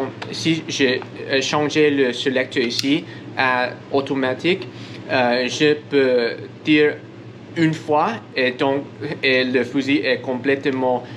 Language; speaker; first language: French; non-native, learner; English